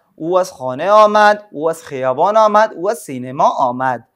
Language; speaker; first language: Persian; non-native, fluent; Urdu